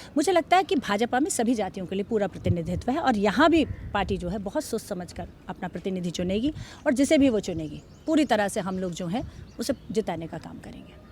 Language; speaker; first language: Hindi; native; Hindi